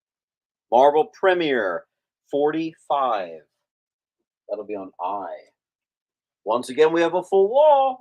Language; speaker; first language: English; native; English